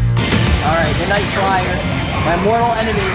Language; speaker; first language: English; native; English